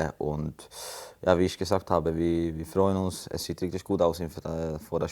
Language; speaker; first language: German; non-native, fluent; Swedish